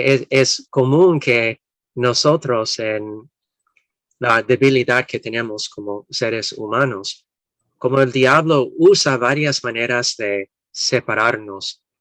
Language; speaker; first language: Spanish; non-native, fluent; English